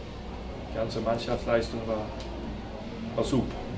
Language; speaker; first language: German; non-native, fluent; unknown